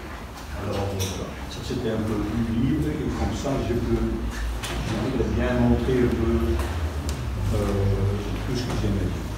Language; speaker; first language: French; non-native, local second language; Dutch